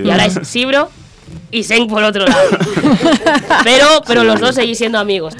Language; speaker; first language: Spanish; native; Spanish